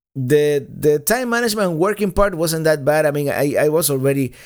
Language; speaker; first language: English; non-native, fluent; Spanish